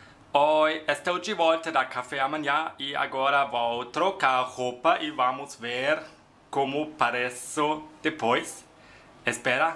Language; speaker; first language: Portuguese; non-native, fluent; German